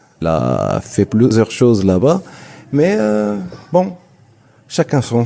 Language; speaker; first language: French; non-native, local second language; Arabic